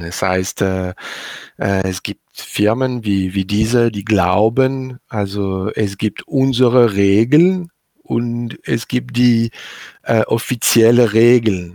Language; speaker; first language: German; non-native, learner; French